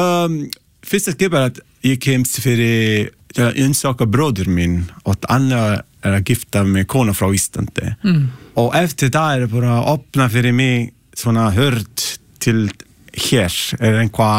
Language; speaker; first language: Icelandic; non-native, learner; Italian